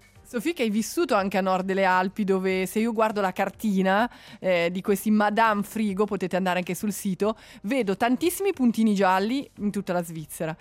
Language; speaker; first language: Italian; native; Italian